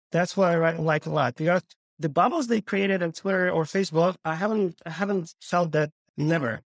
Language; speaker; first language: English; non-native, fluent; Ukrainian